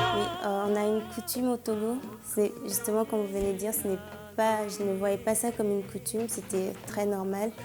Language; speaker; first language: French; non-native, local second language; Ewe